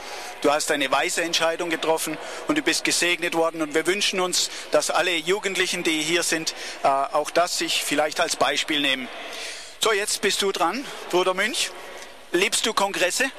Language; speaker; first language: German; native; German